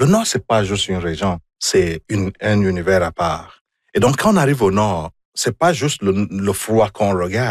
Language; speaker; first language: French; non-native, fluent; Igbo